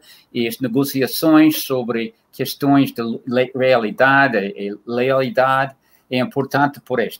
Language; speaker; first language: Portuguese; non-native, fluent; English